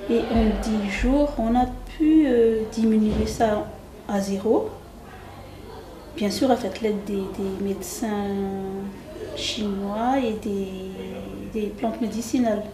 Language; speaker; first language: French; non-native, local second language; Malagasy